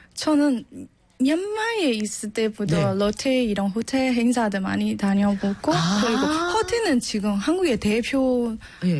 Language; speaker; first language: Korean; non-native, learner; Burmese